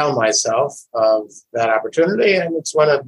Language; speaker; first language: English; native; English